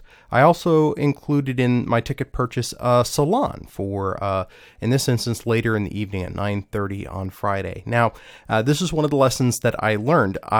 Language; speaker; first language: English; native; English